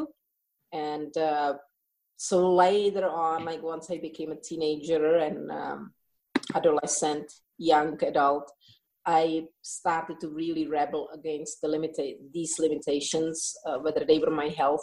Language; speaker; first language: English; non-native, fluent; Czech